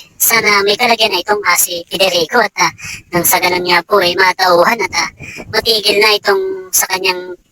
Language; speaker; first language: Filipino; native; Filipino